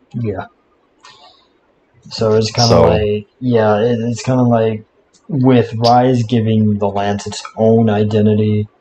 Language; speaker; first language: English; native; English